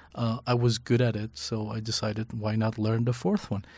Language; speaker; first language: English; non-native, fluent; Persian